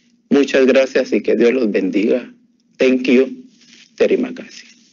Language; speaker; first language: Spanish; native; Spanish